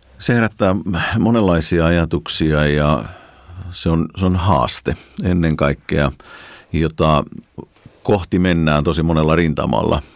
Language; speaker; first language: Finnish; native; Finnish